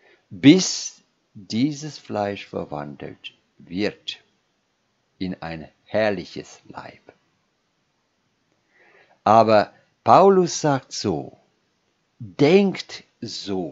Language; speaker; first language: German; non-native, fluent; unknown